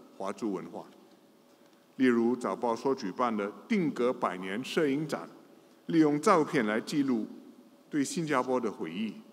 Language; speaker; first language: Chinese; non-native, local second language; English